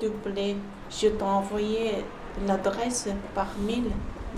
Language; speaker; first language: French; non-native, learner; Tibetan